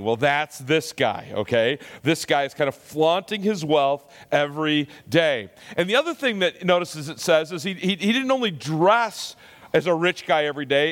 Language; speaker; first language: English; native; English